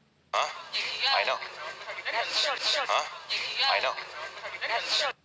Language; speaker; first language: English; non-native, fluent; Indonesian